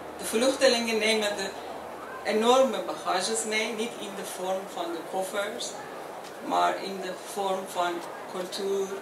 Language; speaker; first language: Dutch; non-native, fluent; Persian